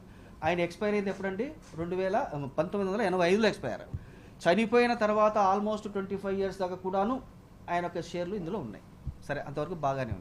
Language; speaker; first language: Telugu; native; Telugu